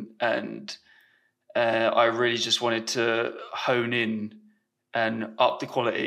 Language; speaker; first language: English; native; English